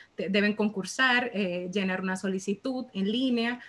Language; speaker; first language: Spanish; native; Spanish